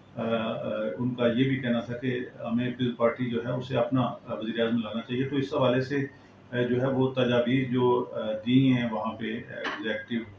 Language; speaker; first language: Urdu; non-native, local second language; Pahari-Potwari